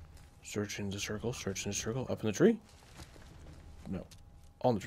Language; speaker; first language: English; native; English